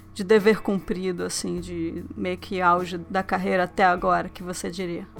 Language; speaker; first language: Portuguese; native; Portuguese